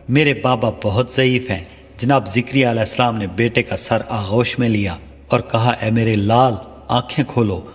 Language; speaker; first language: Urdu; non-native, local second language; Saraiki